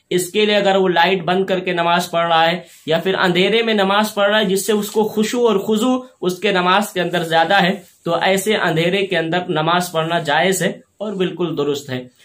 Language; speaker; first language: Urdu; native; Urdu